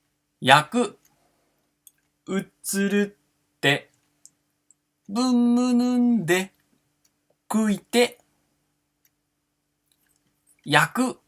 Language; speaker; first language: Japanese; non-native, fluent; Portuguese